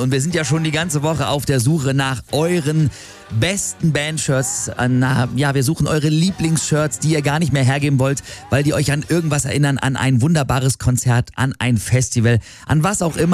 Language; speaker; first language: German; native; German